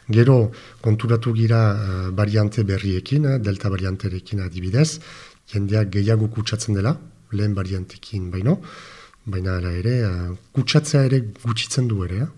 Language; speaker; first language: Basque; native; Basque